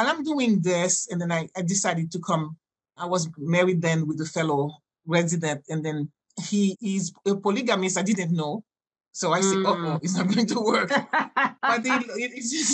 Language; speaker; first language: English; non-native, fluent; French